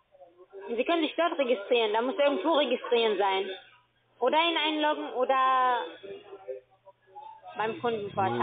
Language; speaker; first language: German; non-native, fluent; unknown